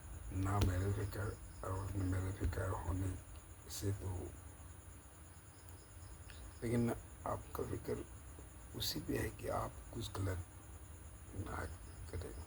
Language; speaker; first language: Hindi; non-native, local second language; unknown